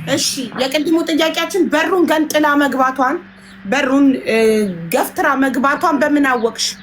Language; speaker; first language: Amharic; native; Amharic